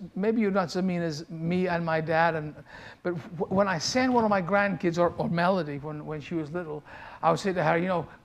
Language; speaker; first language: English; native; English